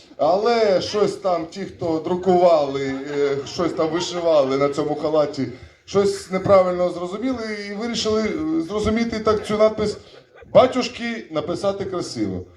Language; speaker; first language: Ukrainian; non-native, local second language; Russian